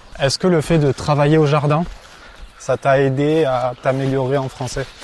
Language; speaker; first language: French; native; French